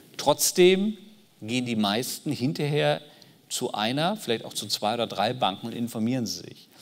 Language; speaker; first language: German; native; German